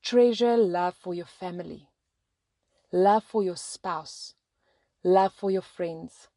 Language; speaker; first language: English; non-native, local second language; Afrikaans